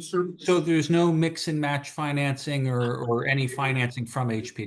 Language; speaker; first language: English; native; English